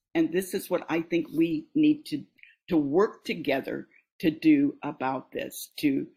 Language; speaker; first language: English; native; English